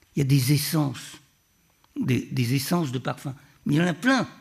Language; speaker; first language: French; native; French